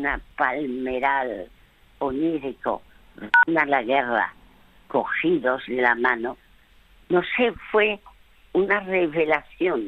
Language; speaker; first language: Spanish; early bilingual, other home language; French